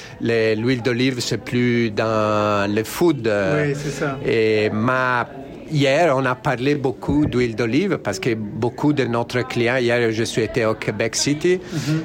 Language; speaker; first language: French; non-native, learner; Italian